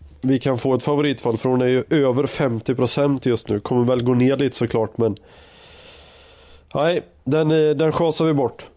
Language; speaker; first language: Swedish; native; Swedish